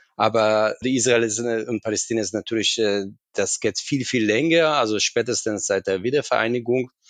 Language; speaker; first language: German; non-native, fluent; Hebrew